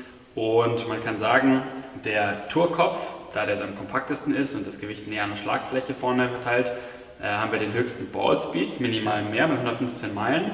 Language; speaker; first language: German; native; German